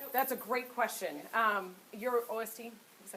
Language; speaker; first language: English; native; English